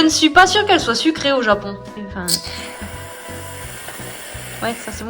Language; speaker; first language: French; native; French